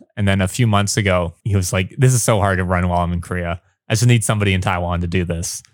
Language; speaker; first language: English; native; English